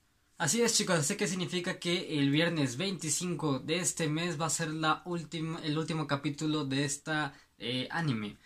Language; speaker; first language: Spanish; native; Spanish